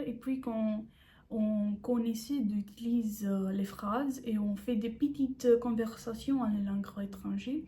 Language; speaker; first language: French; non-native, learner; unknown